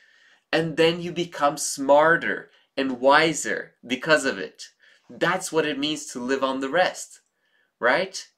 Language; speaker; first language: English; native; English